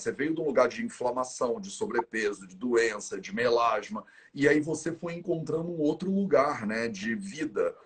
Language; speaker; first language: Portuguese; native; Portuguese